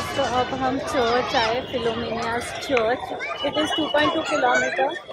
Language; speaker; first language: Hindi; native; Hindi